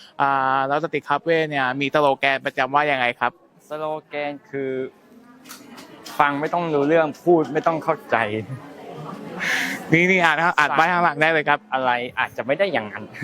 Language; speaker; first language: Thai; native; Thai